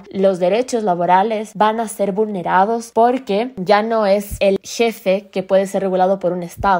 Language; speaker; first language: Spanish; native; Spanish